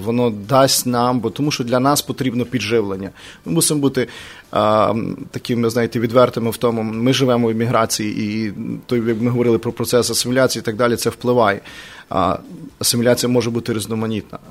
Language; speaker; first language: Ukrainian; native; Ukrainian